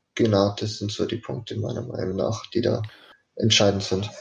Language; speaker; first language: German; native; German